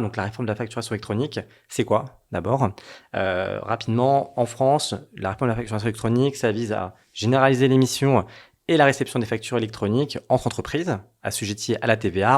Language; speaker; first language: French; native; French